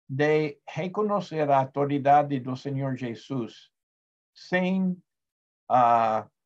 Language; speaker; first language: Portuguese; non-native, fluent; Spanish